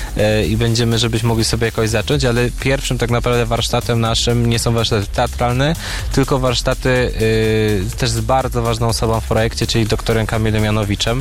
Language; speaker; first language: Polish; native; Polish